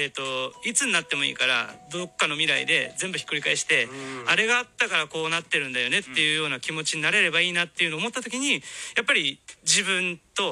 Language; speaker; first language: Japanese; native; Japanese